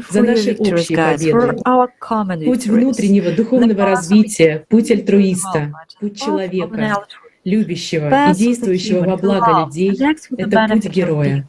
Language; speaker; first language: Russian; native; Russian